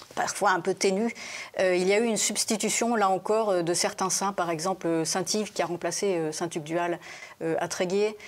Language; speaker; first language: French; native; French